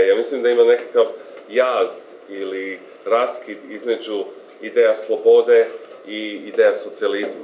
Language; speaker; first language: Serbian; non-native, fluent; English